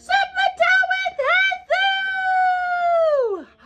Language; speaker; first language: Welsh; non-native, local second language; English